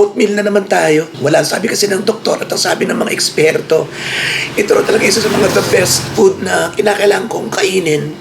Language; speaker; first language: Filipino; native; Filipino